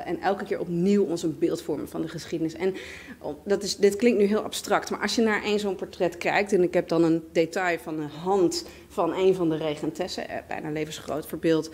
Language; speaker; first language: Dutch; native; Dutch